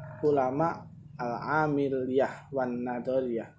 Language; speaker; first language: Arabic; non-native, learner; Indonesian